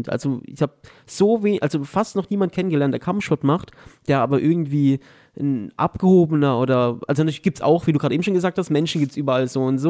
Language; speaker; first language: German; native; German